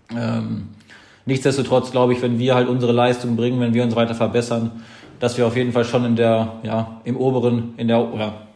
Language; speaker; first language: German; native; German